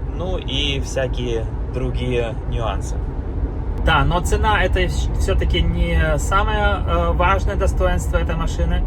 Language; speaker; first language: Russian; native; Russian